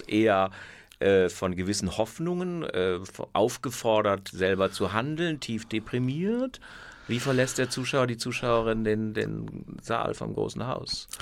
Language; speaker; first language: German; native; German